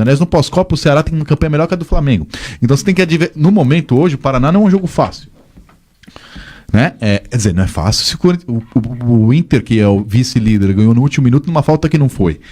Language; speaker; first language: Portuguese; native; Portuguese